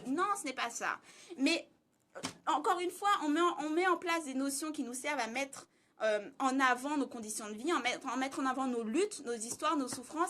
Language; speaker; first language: French; native; French